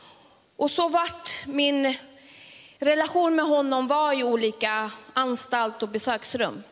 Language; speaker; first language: Swedish; early bilingual, other home language; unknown